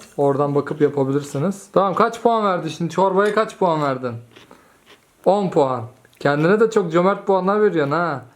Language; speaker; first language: Turkish; native; Turkish